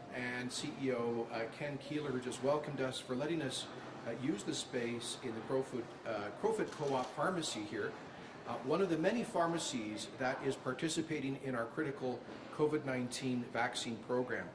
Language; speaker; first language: English; native; English